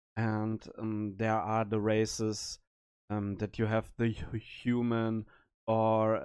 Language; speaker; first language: English; non-native, learner; German